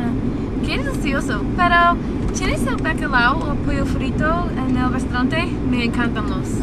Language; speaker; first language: Spanish; non-native, learner; English